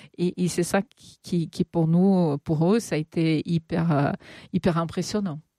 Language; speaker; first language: French; non-native, fluent; Portuguese